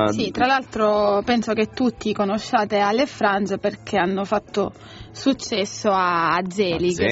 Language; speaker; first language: Italian; native; Italian